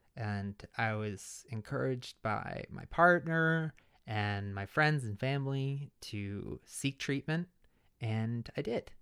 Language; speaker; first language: English; native; English